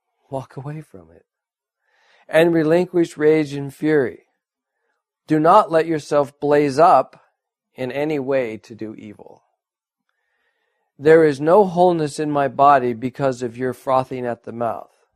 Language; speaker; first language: English; native; English